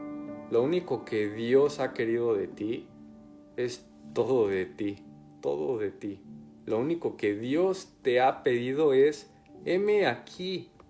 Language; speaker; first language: Spanish; native; Spanish